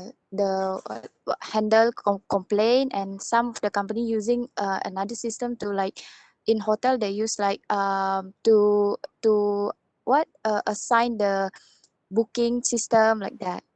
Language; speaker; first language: English; non-native, local second language; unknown